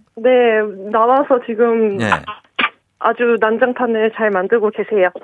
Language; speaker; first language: Korean; native; Korean